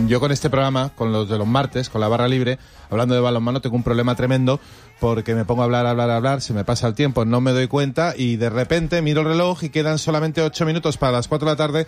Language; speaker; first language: Spanish; native; Spanish